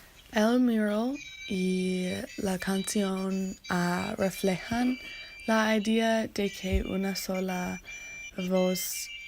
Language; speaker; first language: Spanish; non-native, learner; English